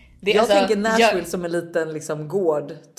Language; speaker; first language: Swedish; native; Swedish